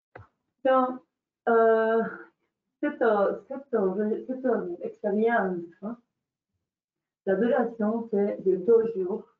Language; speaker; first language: French; non-native, learner; Spanish